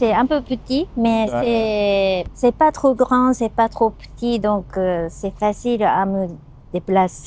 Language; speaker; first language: French; non-native, learner; Japanese